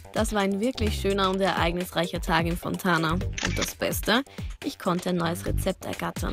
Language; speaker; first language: German; native; German